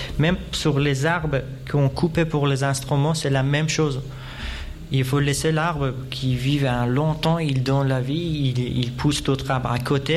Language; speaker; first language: French; non-native, fluent; Persian